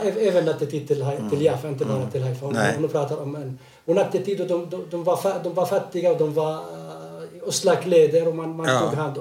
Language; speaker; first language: Swedish; non-native, fluent; Arabic